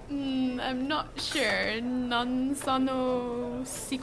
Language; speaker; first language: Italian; non-native, learner; English